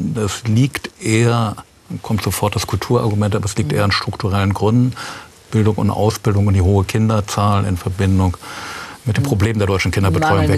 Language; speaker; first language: German; native; German